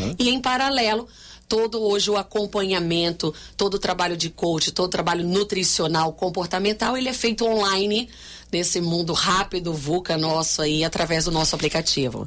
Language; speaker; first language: Portuguese; native; Portuguese